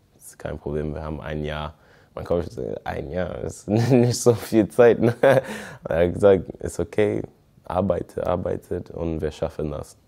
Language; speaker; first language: German; non-native, fluent; English